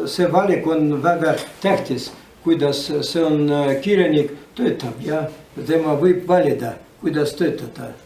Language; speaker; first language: Estonian; non-native, learner; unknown